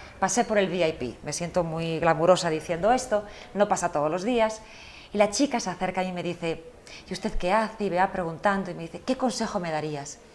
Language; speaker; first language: Spanish; early bilingual, heritage; Spanish